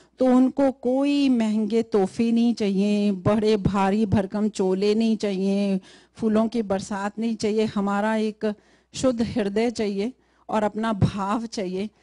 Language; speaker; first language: Hindi; native; Hindi